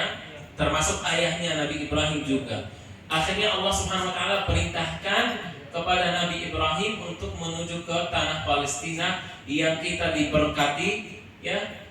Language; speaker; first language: Indonesian; non-native, fluent; Arabic